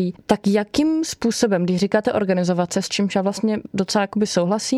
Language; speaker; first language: Czech; native; Czech